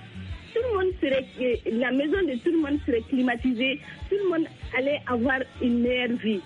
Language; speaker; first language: French; non-native, local second language; Bambara